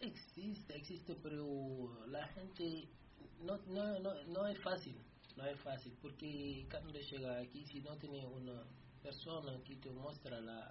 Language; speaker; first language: Spanish; non-native, learner; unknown